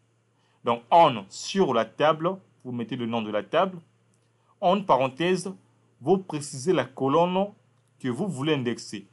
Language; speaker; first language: French; non-native, local second language; Lingala